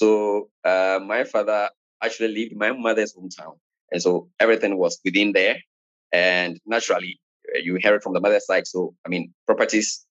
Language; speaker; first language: English; non-native, local second language; Akan